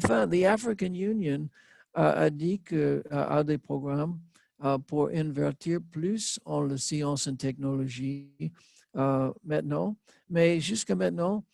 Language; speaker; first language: French; non-native, learner; English